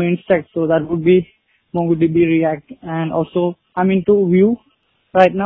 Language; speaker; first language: English; non-native, local second language; Malayalam